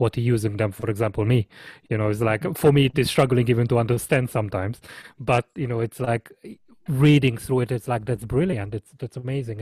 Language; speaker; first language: English; non-native, fluent; Hungarian